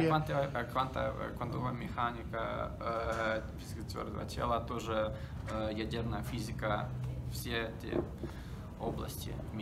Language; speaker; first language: Russian; non-native, learner; English